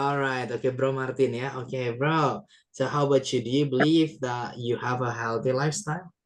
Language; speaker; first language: English; non-native, fluent; Indonesian